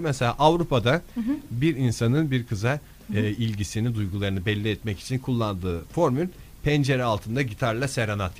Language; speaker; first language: Turkish; native; Turkish